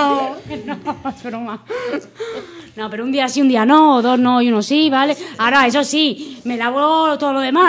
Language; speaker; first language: Spanish; native; Spanish